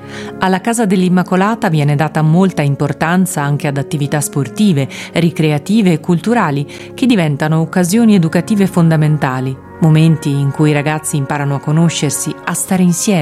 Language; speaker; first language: Italian; native; Italian